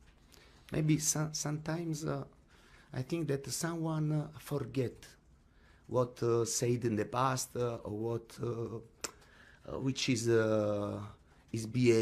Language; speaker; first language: English; non-native, learner; Italian